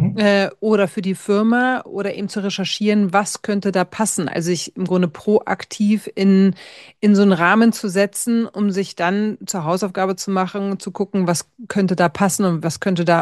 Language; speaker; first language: German; native; German